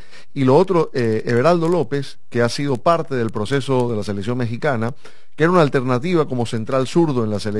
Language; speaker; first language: Spanish; native; Spanish